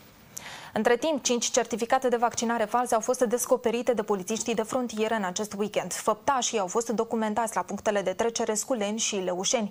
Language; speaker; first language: Romanian; native; Romanian